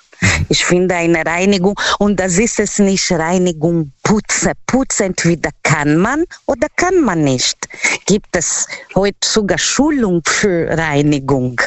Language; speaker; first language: German; non-native, learner; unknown